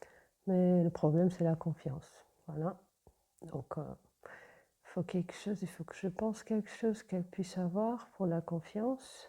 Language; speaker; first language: French; non-native, fluent; Portuguese